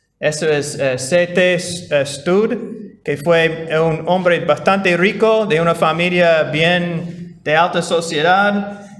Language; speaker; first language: Spanish; non-native, fluent; English